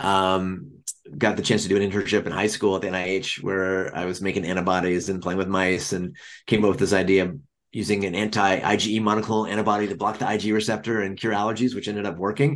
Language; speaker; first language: English; native; English